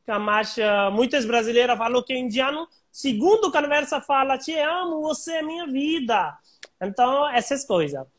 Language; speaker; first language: Portuguese; non-native, learner; Hindi